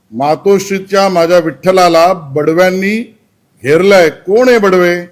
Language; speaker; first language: Marathi; native; Marathi